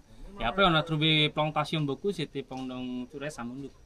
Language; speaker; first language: French; non-native, learner; Balinese